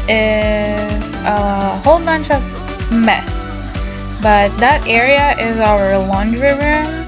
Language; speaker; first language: English; non-native, local second language; Filipino